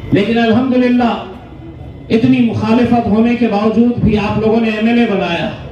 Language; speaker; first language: Urdu; native; Urdu